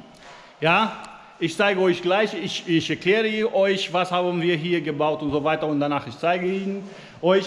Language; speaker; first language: German; non-native, fluent; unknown